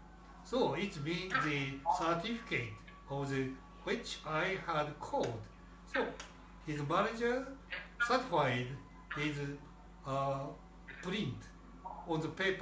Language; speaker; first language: English; non-native, learner; Japanese